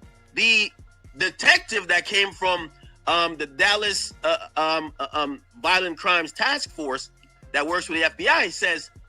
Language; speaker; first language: English; native; English